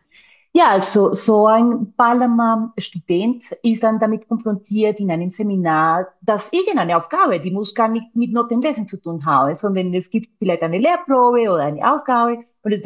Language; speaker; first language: German; non-native, fluent; Spanish